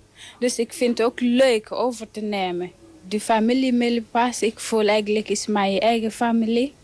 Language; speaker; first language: Dutch; non-native, learner; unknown